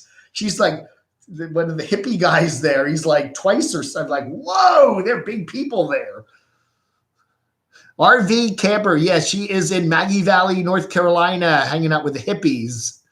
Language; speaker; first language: English; native; English